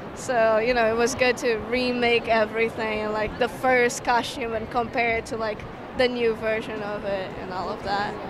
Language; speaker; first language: English; non-native, fluent; Portuguese